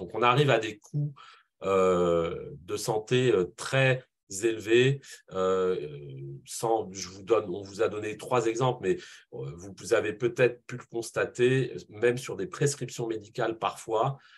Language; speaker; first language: French; native; French